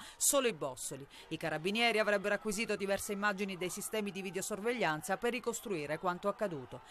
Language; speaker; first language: Italian; non-native, fluent; Polish